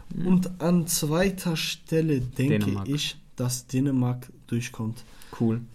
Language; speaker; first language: German; non-native, fluent; Arabic